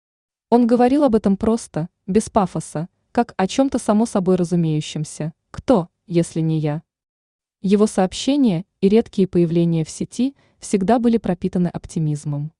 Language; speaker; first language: Russian; native; Russian